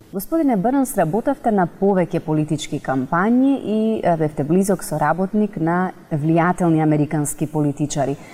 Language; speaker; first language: Macedonian; native; Macedonian